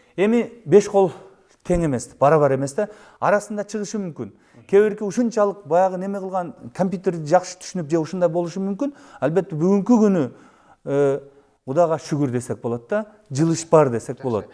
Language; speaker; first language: Kyrgyz; native; Kyrgyz